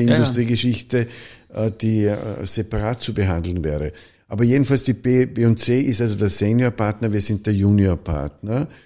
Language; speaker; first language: German; native; German